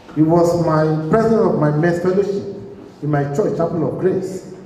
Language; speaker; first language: English; non-native, local second language; Yoruba